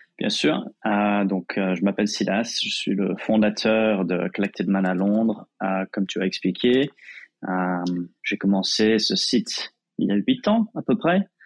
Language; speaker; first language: French; non-native, fluent; English